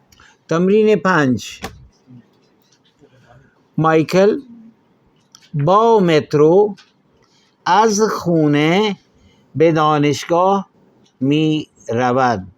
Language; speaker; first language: Persian; non-native, fluent; Urdu